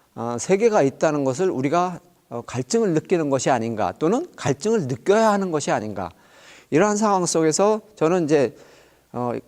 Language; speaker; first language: Korean; native; Korean